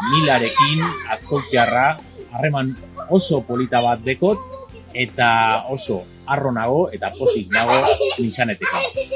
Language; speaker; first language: Basque; non-native, learner; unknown